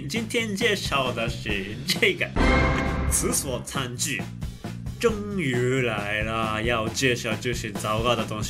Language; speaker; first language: Chinese; non-native, fluent; Japanese